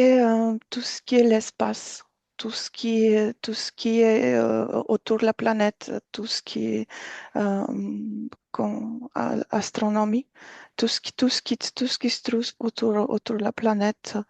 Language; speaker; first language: French; non-native, fluent; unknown